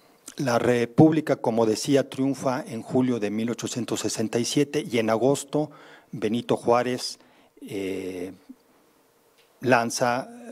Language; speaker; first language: Spanish; native; Spanish